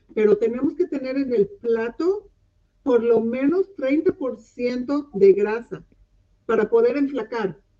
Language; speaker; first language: Spanish; non-native, local second language; English